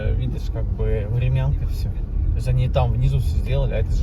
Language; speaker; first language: Russian; native; Russian